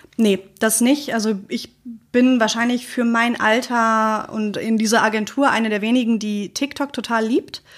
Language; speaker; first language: German; native; German